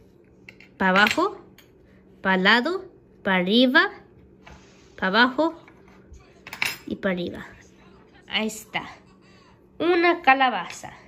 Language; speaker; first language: Spanish; early bilingual, heritage; Spanish